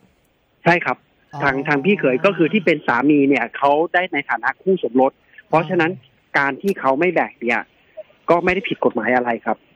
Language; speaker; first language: Thai; native; Thai